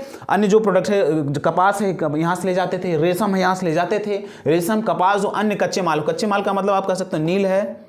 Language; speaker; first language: Hindi; native; Hindi